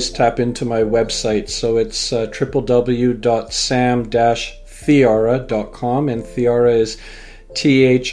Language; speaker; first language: English; native; English